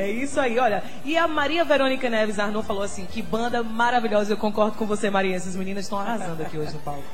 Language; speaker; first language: Portuguese; native; Portuguese